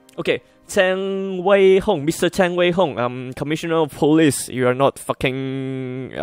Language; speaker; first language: English; non-native, local second language; Cantonese